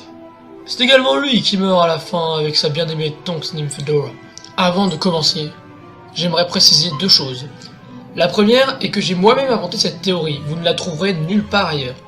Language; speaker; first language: French; native; French